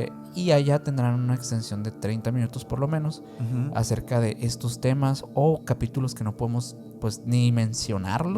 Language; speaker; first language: Spanish; native; Spanish